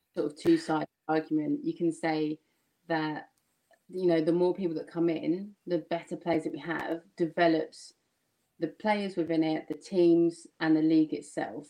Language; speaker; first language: English; native; English